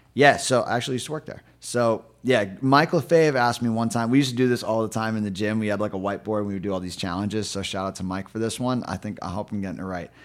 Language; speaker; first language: English; native; English